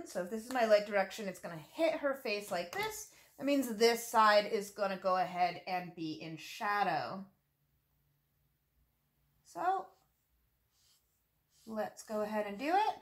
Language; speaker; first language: English; native; English